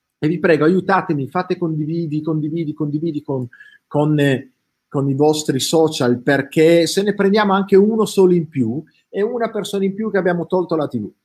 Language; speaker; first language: Italian; native; Italian